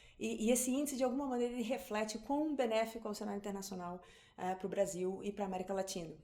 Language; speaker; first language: Portuguese; native; Portuguese